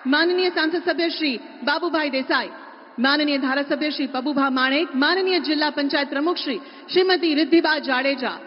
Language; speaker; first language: Hindi; non-native, local second language; Gujarati